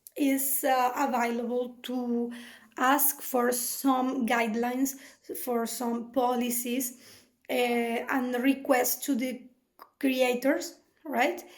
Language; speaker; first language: English; non-native, fluent; Spanish